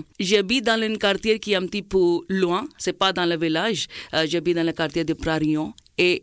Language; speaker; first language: French; non-native, fluent; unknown